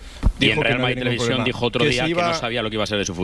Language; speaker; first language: Spanish; native; Spanish